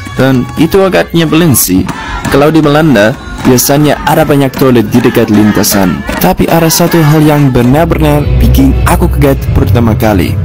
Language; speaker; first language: Indonesian; non-native, fluent; Dutch